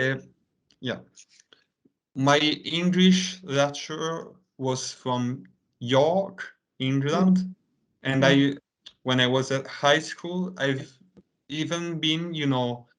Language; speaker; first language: English; non-native, fluent; Italian